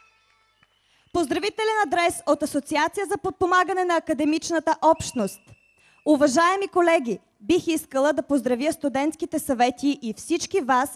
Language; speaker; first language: Bulgarian; native; Bulgarian